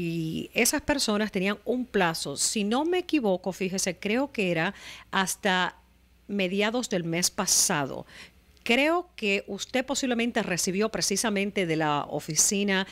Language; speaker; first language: Spanish; native; Spanish